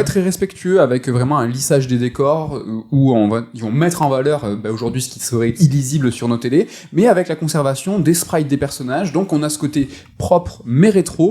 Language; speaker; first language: French; native; French